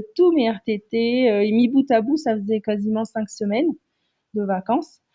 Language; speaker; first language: French; native; French